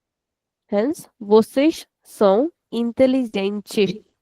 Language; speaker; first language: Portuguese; non-native, fluent; Hindi